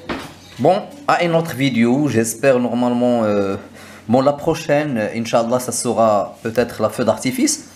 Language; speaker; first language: French; non-native, local second language; Arabic